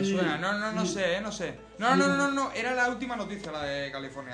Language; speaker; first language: Spanish; native; Spanish